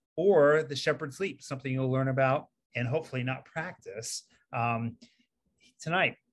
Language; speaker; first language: English; native; English